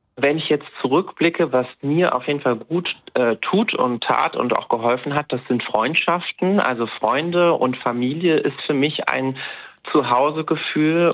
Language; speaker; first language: German; native; German